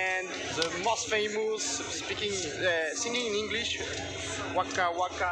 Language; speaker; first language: English; non-native, learner; French